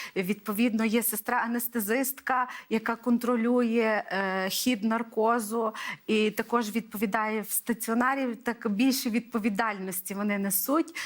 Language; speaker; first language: Ukrainian; native; Ukrainian